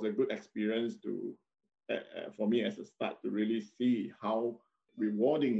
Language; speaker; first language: English; non-native, local second language; Min Nan Chinese